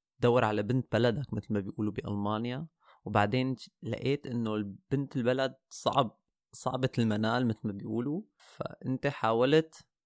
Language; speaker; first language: Arabic; native; Arabic